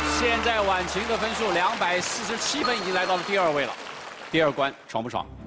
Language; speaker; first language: Chinese; native; Chinese